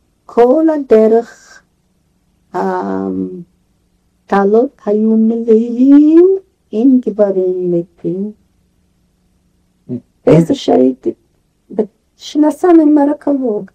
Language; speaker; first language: Hebrew; non-native, fluent; Yiddish